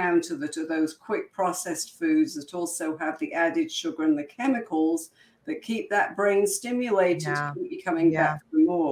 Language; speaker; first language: English; native; English